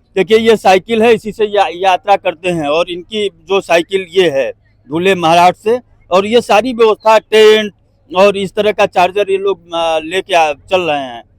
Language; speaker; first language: Hindi; native; Hindi